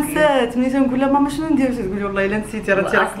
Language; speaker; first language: Arabic; native; Arabic